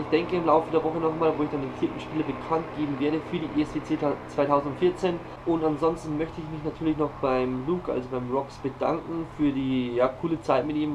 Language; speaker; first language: German; native; German